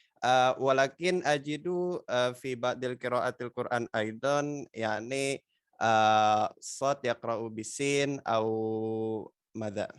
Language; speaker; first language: Arabic; non-native, learner; Indonesian